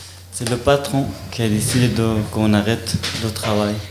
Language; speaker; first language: French; non-native, learner; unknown